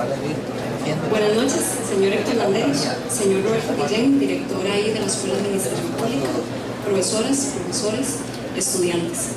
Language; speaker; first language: Spanish; native; Spanish